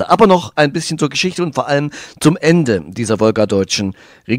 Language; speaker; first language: German; native; German